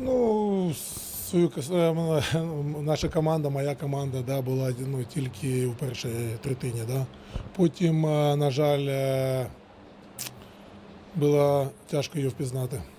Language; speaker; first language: Ukrainian; non-native, local second language; Russian